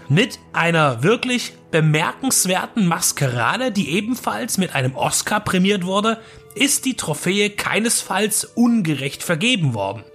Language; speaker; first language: German; native; German